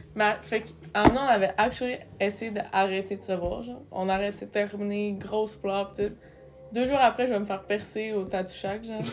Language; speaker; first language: French; native; French